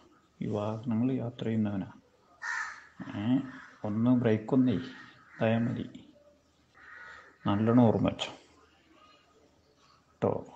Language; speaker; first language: Malayalam; native; Malayalam